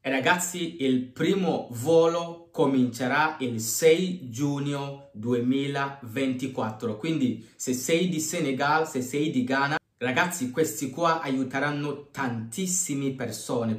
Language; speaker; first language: Italian; non-native, fluent; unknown